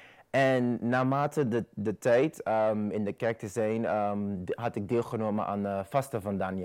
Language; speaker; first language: Dutch; non-native, fluent; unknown